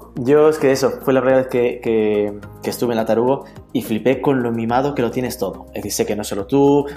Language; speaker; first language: Spanish; native; Spanish